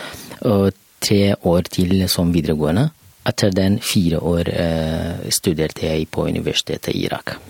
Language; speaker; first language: Norwegian; non-native, learner; Kurdish